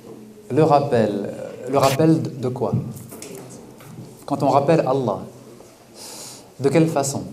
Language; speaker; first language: French; native; French